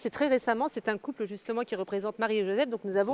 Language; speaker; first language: French; native; French